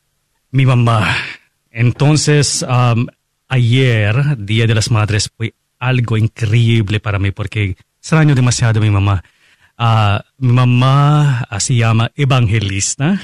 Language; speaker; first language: Spanish; non-native, fluent; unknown